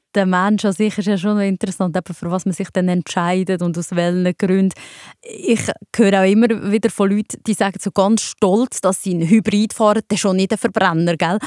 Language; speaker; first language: German; native; German